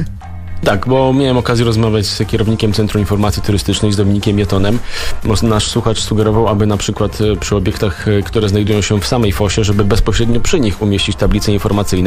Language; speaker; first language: Polish; native; Polish